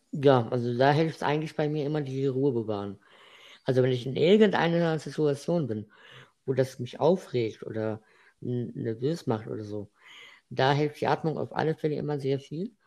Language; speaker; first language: German; non-native, fluent; Arabic